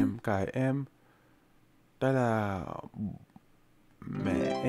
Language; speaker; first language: Vietnamese; non-native, learner; English